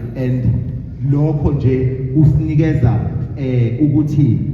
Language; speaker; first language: Zulu; native; Zulu